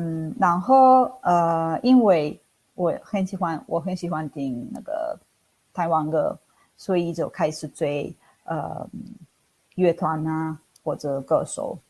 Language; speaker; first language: Chinese; non-native, fluent; Italian